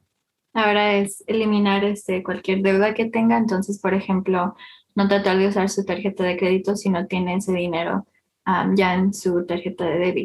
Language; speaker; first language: Spanish; early bilingual, heritage; Spanish